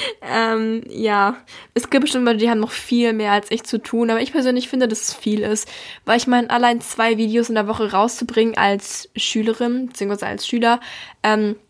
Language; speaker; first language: German; native; German